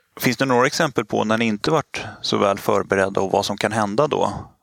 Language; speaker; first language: Swedish; native; Swedish